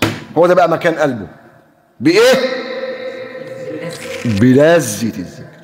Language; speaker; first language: Arabic; native; Arabic